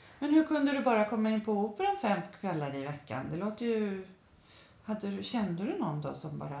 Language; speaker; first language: Swedish; native; Swedish